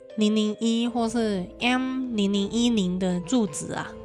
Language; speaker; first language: Chinese; non-native, fluent; Cantonese